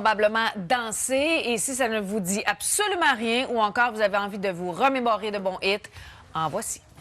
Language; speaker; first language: French; native; French